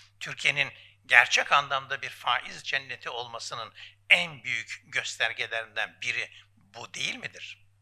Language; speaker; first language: Turkish; native; Turkish